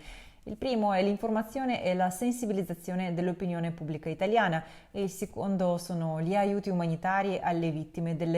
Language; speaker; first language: Italian; non-native, fluent; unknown